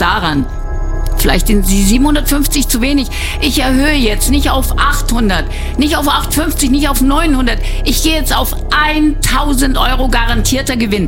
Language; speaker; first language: German; native; German